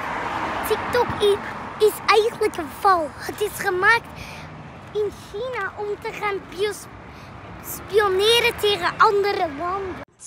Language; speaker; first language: Dutch; early bilingual, other home language; Turkish